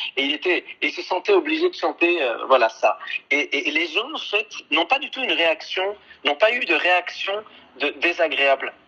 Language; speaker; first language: French; early bilingual, other home language; Arabic